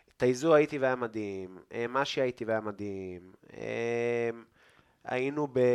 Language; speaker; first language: Hebrew; native; Hebrew